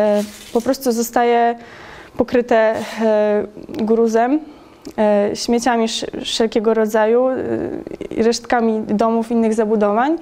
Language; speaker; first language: Polish; native; Polish